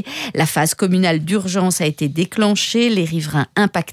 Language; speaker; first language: French; native; French